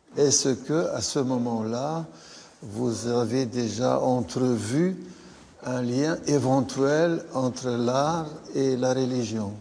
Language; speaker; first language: French; native; French